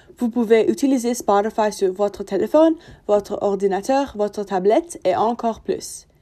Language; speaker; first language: French; non-native, learner; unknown